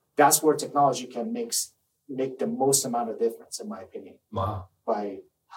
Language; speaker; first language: English; non-native, fluent; Persian